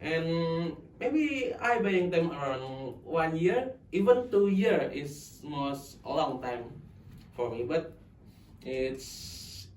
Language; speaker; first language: English; non-native, local second language; Indonesian